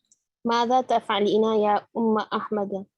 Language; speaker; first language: Arabic; non-native, learner; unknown